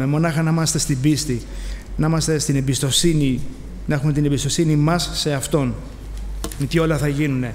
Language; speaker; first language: Greek; native; Greek